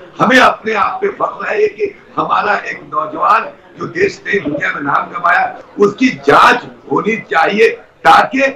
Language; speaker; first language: Hindi; native; Hindi